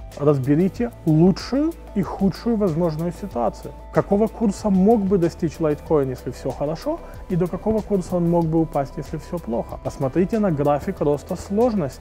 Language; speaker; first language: Russian; native; Russian